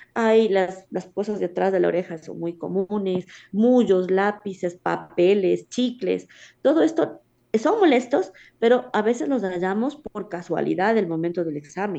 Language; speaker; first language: Spanish; native; Spanish